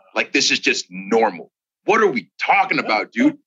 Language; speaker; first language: English; native; English